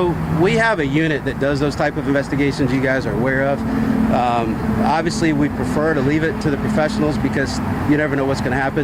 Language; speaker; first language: English; native; English